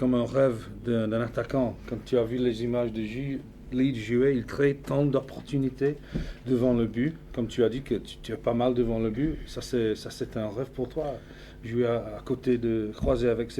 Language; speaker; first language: French; non-native, fluent; English